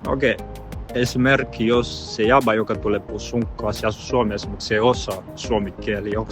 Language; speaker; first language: Finnish; non-native, learner; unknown